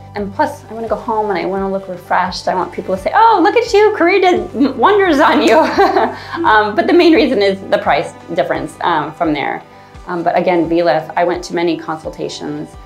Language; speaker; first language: English; native; English